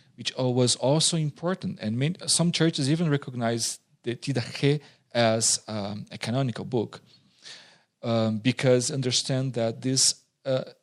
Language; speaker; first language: English; non-native, fluent; Portuguese